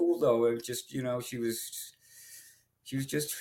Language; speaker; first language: English; native; English